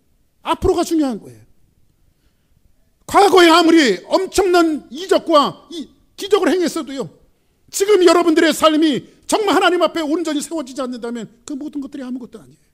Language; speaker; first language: Korean; native; Korean